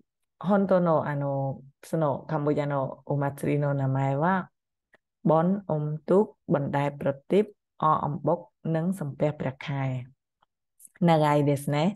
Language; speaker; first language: Japanese; non-native, learner; Khmer